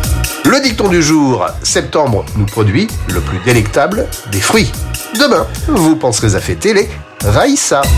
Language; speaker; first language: French; native; French